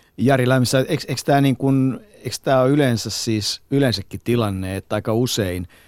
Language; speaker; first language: Finnish; native; Finnish